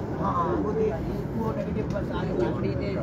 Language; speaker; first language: Hindi; non-native, local second language; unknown